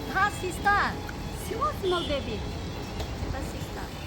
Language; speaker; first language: English; non-native, learner; Arabic